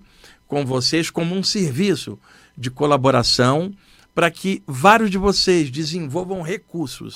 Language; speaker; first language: Portuguese; native; Portuguese